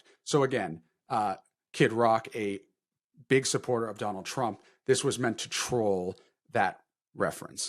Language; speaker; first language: English; native; English